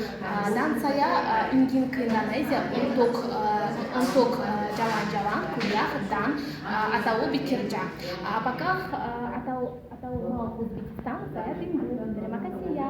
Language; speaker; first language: Indonesian; non-native, learner; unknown